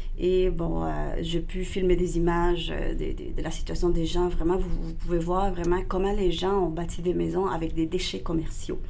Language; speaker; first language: French; non-native, fluent; Spanish